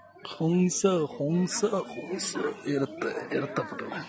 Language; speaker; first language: Chinese; non-native, learner; Punjabi